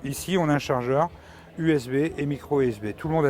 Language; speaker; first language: French; native; French